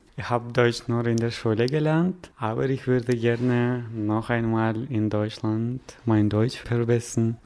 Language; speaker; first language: German; non-native, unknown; Kyrgyz